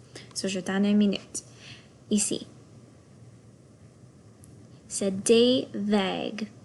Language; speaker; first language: French; non-native, fluent; English